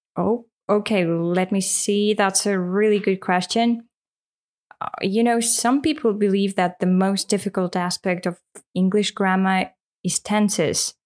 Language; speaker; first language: English; non-native, fluent; Russian